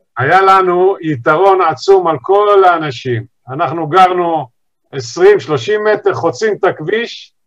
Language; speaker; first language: Hebrew; early bilingual, other home language; Arabic